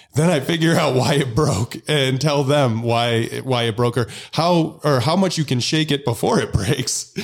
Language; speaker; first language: English; native; English